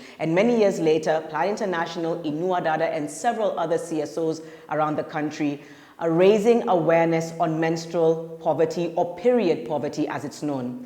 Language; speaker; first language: English; non-native, local second language; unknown